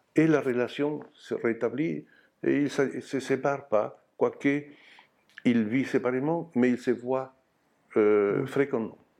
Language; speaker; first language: French; non-native, fluent; Spanish